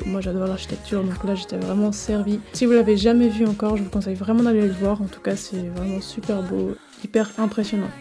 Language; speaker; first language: French; native; French